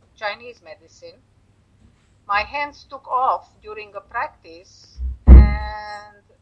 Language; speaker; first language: English; non-native, fluent; Romanian